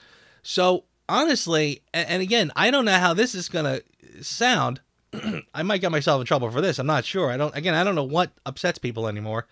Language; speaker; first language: English; native; English